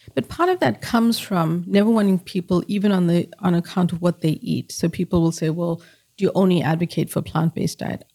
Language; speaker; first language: English; native; English